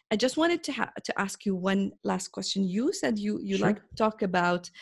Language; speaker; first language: English; non-native, fluent; Arabic